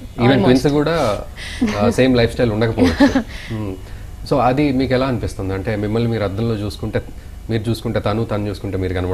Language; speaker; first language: Telugu; native; Telugu